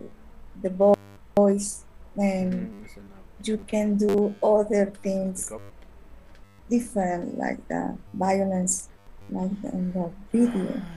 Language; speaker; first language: English; non-native, learner; Spanish